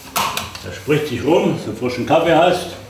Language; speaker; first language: German; native; German